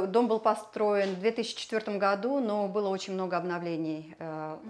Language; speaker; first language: Russian; native; Russian